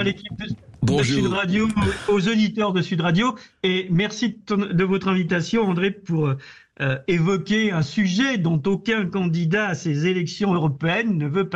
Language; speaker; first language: French; native; French